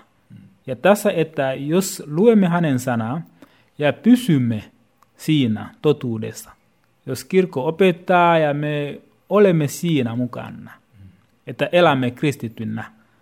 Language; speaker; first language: Finnish; non-native, fluent; Swahili